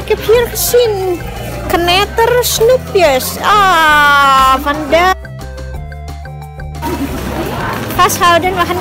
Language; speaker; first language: Dutch; non-native, local second language; Indonesian